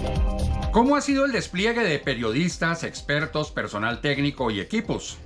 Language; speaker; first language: Spanish; native; Spanish